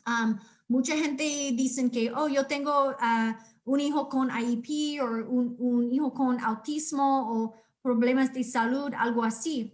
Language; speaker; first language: Spanish; non-native, fluent; English